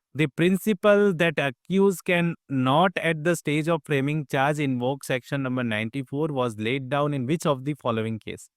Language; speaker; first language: English; non-native, local second language; Gujarati